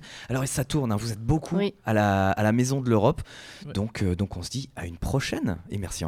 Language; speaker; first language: French; native; French